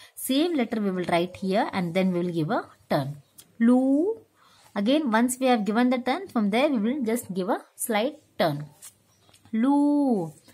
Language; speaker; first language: English; non-native, local second language; Tamil